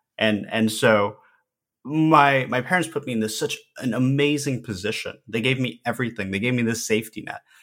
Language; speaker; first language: English; early bilingual, other home language; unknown